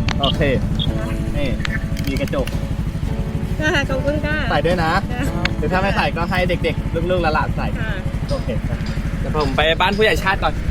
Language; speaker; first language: Thai; native; Thai